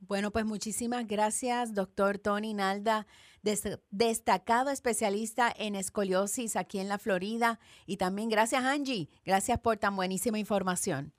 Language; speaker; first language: Spanish; native; Spanish